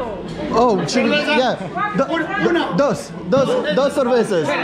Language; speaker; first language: Spanish; non-native, learner; English